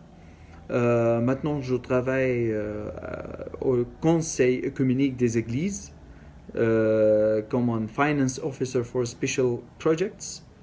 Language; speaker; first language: French; non-native, learner; Arabic